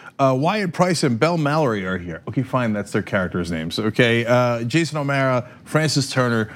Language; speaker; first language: English; early bilingual, other home language; Turkish